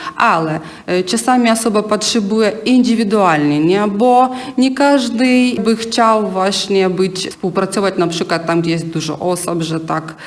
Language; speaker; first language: Polish; non-native, learner; Ukrainian